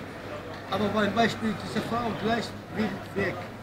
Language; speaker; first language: German; non-native, learner; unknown